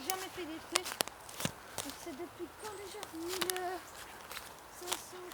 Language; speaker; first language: French; native; French